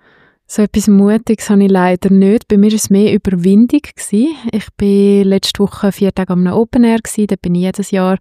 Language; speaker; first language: German; native; German